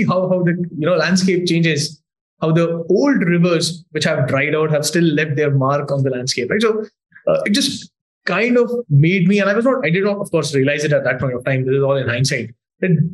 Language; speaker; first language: English; non-native, local second language; Hindi